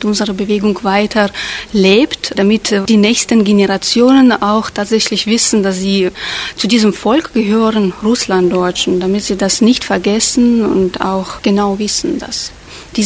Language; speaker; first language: German; non-native, fluent; Russian